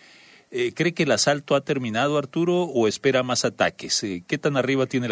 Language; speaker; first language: Spanish; native; Spanish